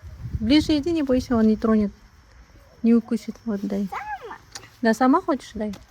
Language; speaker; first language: Russian; non-native, local second language; Kazakh